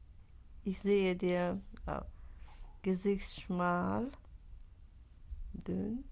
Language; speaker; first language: German; non-native, learner; Russian